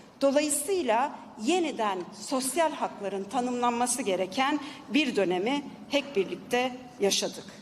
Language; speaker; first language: Turkish; native; Turkish